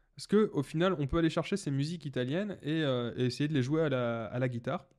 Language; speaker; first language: French; native; French